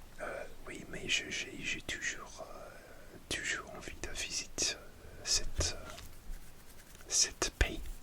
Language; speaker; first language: French; non-native, learner; English